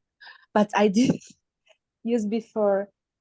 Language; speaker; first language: English; non-native, learner; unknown